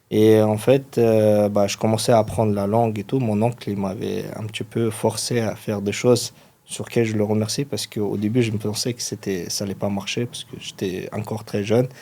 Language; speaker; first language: French; non-native, fluent; Ingush